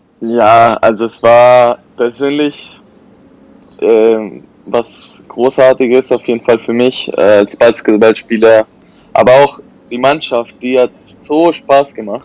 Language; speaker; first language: German; non-native, fluent; Spanish